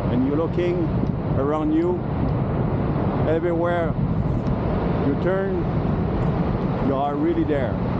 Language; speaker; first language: English; non-native, learner; French